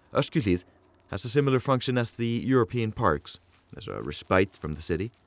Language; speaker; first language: English; non-native, fluent; Icelandic